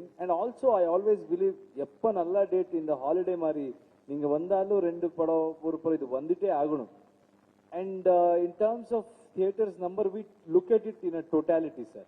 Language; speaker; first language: Tamil; non-native, learner; Kannada